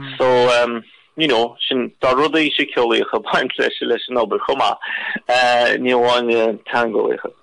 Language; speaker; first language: Irish; non-native, fluent; Russian